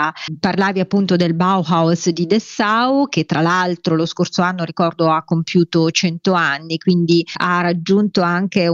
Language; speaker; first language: Italian; native; Italian